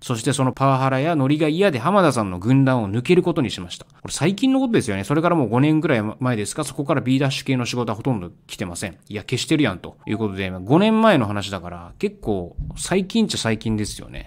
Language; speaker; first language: Japanese; native; Japanese